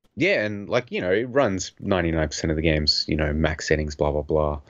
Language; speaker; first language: English; native; English